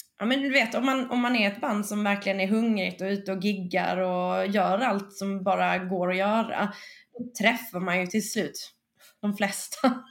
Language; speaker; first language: Swedish; early bilingual, other home language; Spanish